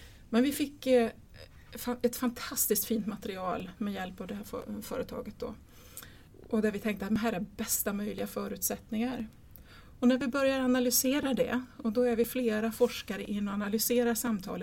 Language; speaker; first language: Swedish; native; Swedish